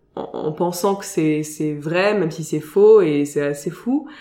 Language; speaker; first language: French; native; French